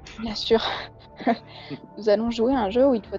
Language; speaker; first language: French; native; French